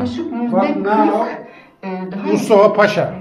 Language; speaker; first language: English; non-native, learner; Turkish